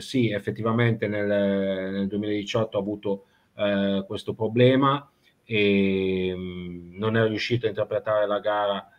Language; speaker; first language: Italian; native; Italian